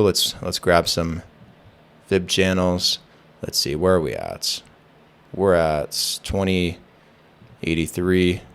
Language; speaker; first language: English; native; English